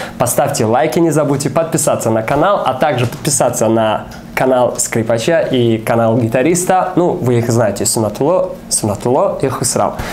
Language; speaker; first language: Russian; non-native, local second language; Tajik